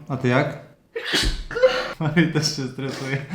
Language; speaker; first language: Polish; native; Polish